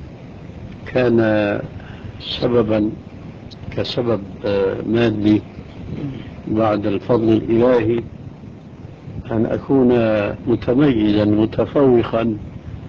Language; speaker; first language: Arabic; early bilingual, other home language; Albanian